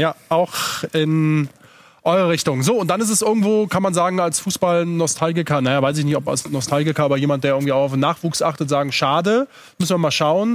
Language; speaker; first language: German; native; German